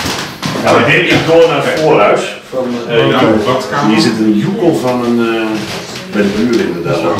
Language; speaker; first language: Dutch; native; Dutch